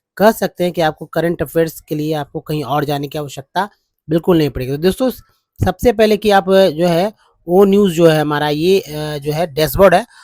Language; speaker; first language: Hindi; native; Hindi